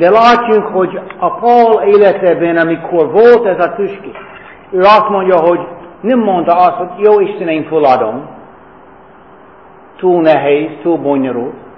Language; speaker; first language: Hungarian; non-native, fluent; English